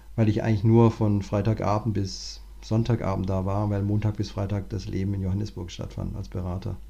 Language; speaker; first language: German; native; German